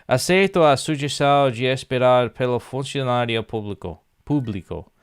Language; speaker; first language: Portuguese; non-native, learner; English